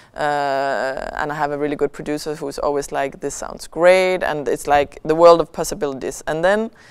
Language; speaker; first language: English; non-native, fluent; Danish